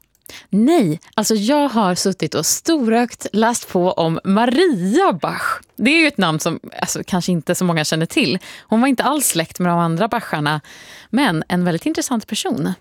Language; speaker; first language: Swedish; native; Swedish